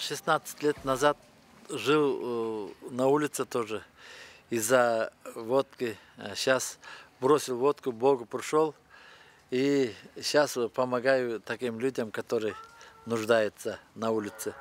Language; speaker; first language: Russian; non-native, local second language; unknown